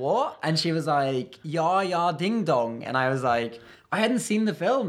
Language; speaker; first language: English; non-native, fluent; Norwegian